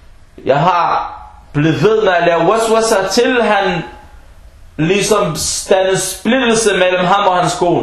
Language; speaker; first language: Danish; non-native, fluent; Arabic